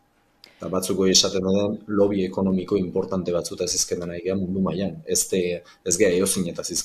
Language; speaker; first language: Basque; native; Basque